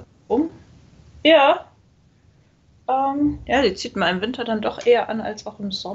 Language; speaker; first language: German; native; German